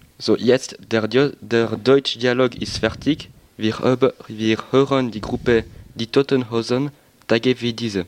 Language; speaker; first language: German; non-native, learner; French